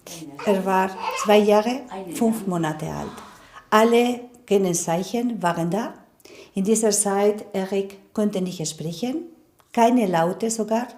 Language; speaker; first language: German; non-native, fluent; Spanish